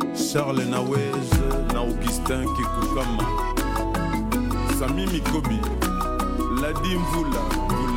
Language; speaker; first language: French; non-native, local second language; Lingala